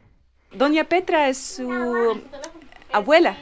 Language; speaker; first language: Spanish; non-native, learner; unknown